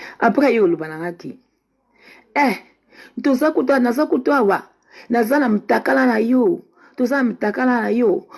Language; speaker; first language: Lingala; non-native, fluent; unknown